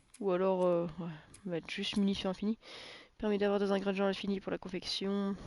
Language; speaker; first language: French; native; French